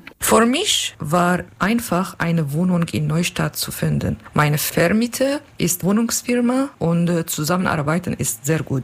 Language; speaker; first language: German; non-native, learner; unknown